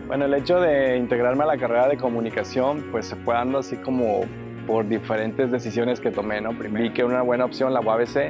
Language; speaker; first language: Spanish; native; Spanish